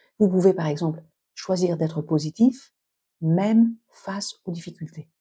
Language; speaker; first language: French; native; French